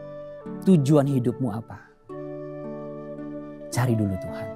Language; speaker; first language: Indonesian; native; Indonesian